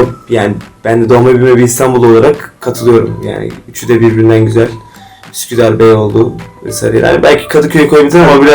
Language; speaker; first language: Turkish; native; Turkish